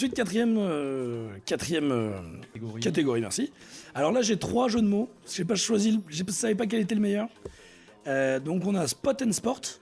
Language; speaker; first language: French; native; French